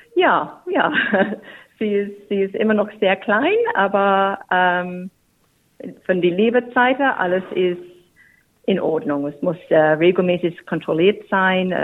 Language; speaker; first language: German; non-native, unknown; English